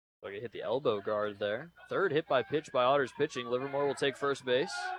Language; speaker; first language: English; native; English